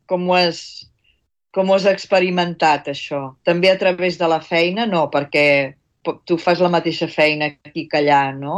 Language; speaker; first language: Catalan; native; Catalan